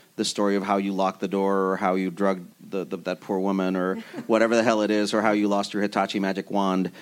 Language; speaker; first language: English; early bilingual, other home language; Spanish